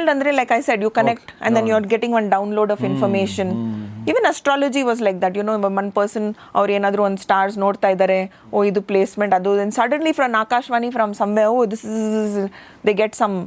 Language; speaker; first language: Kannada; non-native, local second language; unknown